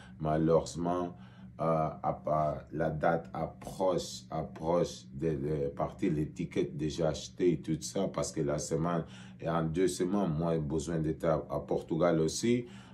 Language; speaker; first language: French; non-native, learner; Portuguese